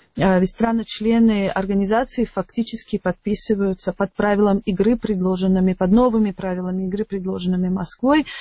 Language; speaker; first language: Russian; non-native, local second language; Tajik